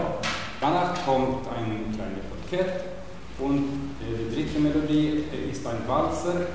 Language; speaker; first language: German; non-native, learner; Swedish